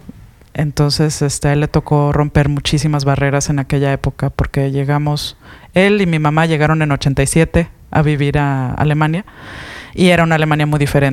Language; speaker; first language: Spanish; native; Spanish